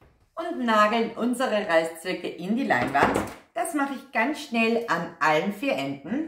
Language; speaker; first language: German; native; German